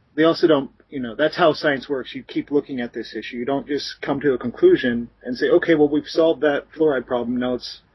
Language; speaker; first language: English; native; English